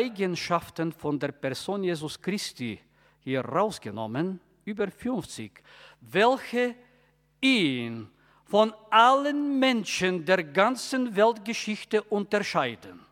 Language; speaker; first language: German; non-native, fluent; Bulgarian